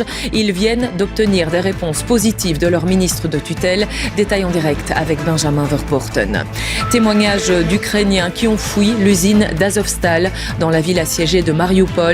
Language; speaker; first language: French; native; French